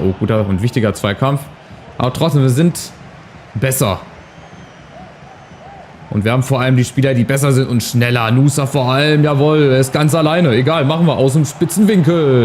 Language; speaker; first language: German; native; German